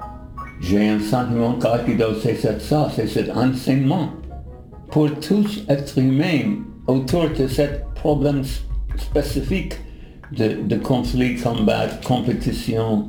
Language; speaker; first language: French; non-native, fluent; English